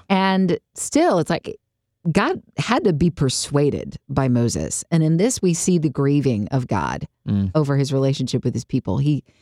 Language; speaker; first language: English; native; English